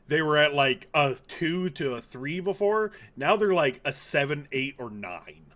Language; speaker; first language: English; native; English